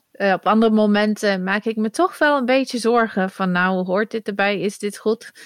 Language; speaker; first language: Dutch; non-native, fluent; English